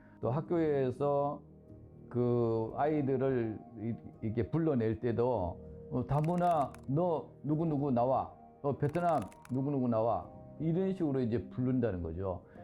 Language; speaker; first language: Korean; native; Korean